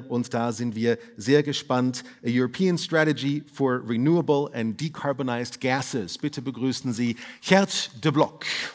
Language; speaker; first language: German; native; German